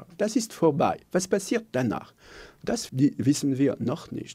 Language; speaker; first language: German; non-native, local second language; French